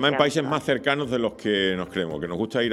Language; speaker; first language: Spanish; native; Spanish